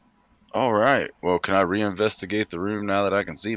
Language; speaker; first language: English; native; English